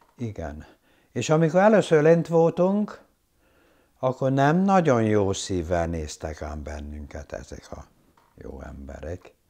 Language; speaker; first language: Hungarian; non-native, local second language; German